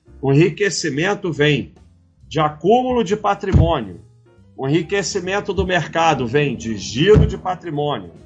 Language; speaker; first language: Portuguese; native; Portuguese